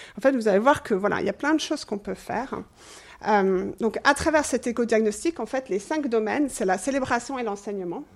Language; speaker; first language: French; non-native, fluent; English